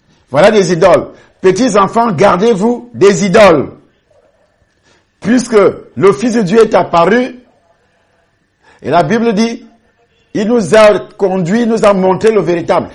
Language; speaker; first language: French; non-native, local second language; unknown